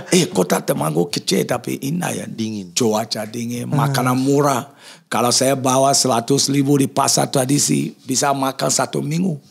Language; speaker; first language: Indonesian; non-native, fluent; English